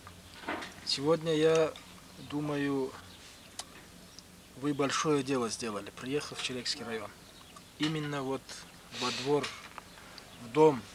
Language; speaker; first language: Russian; non-native, local second language; Karachay-Balkar